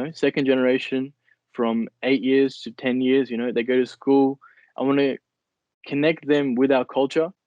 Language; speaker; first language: English; early bilingual, other home language; Nepali